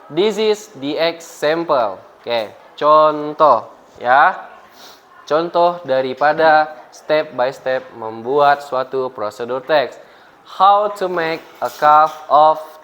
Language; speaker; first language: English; non-native, fluent; Indonesian